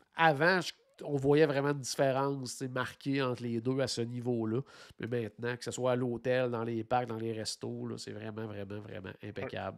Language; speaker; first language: French; native; French